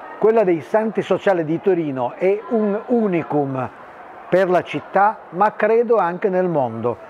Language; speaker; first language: Italian; native; Italian